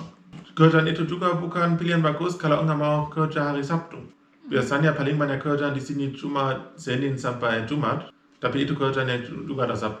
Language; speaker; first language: Indonesian; non-native, fluent; German